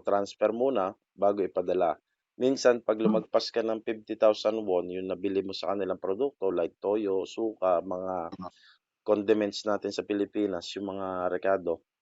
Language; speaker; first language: Filipino; native; Filipino